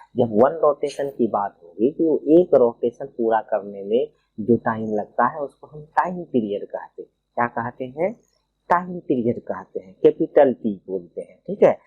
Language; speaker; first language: Hindi; native; Hindi